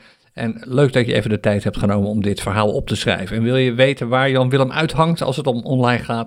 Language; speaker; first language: Dutch; native; Dutch